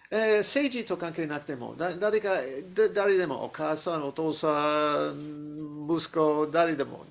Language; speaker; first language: Japanese; non-native, learner; English